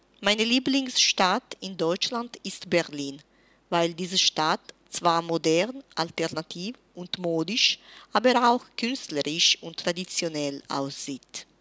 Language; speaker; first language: German; non-native, fluent; Italian